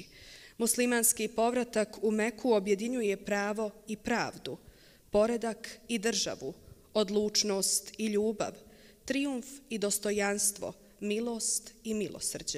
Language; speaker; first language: Bosnian; native; Bosnian